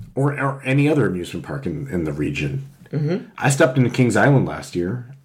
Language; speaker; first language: English; native; English